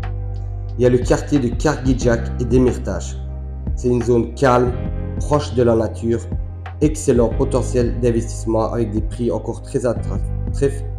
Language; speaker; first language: French; non-native, fluent; Turkish